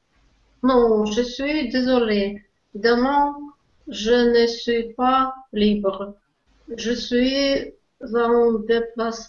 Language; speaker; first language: French; non-native, learner; Russian